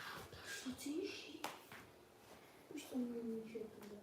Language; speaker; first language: Russian; non-native, local second language; Chechen